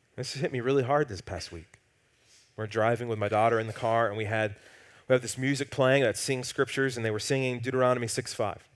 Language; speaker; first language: English; native; English